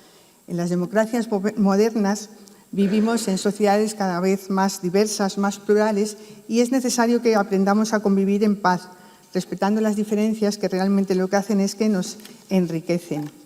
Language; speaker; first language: Spanish; native; Spanish